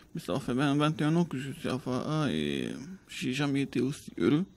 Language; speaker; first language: French; native; French